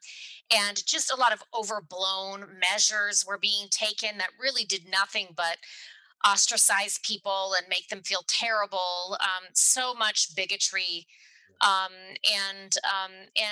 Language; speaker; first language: English; native; English